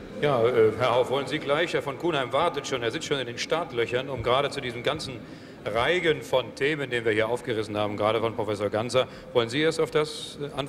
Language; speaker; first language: German; native; German